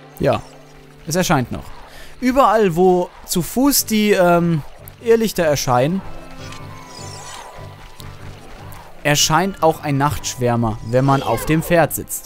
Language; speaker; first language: German; native; German